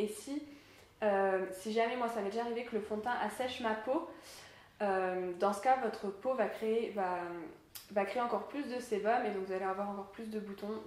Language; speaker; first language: French; native; French